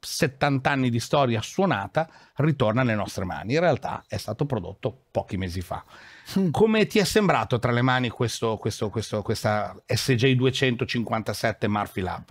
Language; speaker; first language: Italian; native; Italian